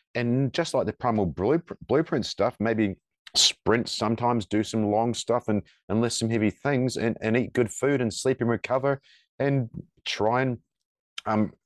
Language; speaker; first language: English; native; English